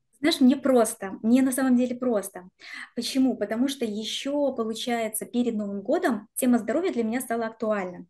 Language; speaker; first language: Russian; native; Russian